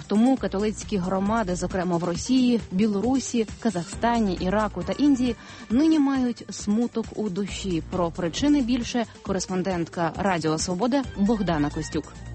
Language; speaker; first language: Ukrainian; native; Ukrainian